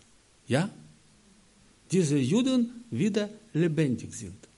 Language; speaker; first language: German; non-native, learner; Russian